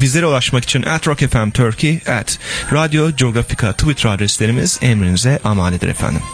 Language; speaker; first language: Turkish; native; Turkish